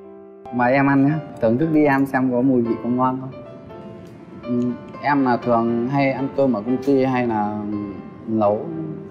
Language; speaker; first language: Vietnamese; native; Vietnamese